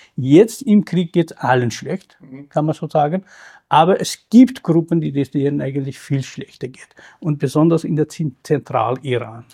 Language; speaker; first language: German; non-native, fluent; Kurdish